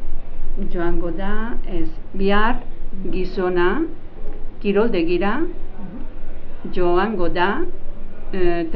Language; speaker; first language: Basque; non-native, learner; Catalan